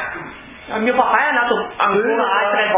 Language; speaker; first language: Italian; native; Italian